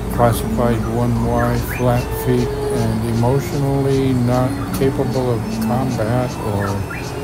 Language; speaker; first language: English; native; English